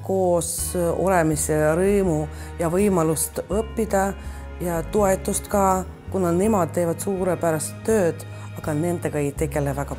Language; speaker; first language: Estonian; non-native, local second language; Russian